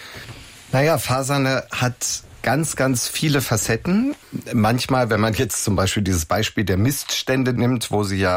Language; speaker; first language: German; native; German